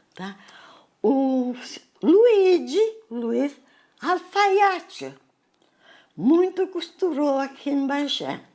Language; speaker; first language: Portuguese; early bilingual, other home language; Italian